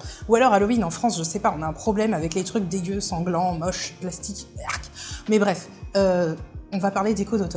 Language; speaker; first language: French; native; French